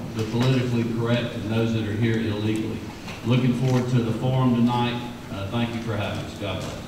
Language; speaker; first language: English; native; English